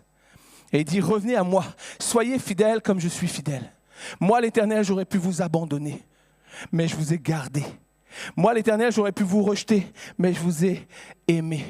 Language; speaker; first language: French; native; French